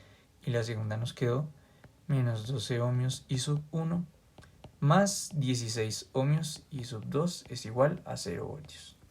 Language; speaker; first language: Spanish; native; Spanish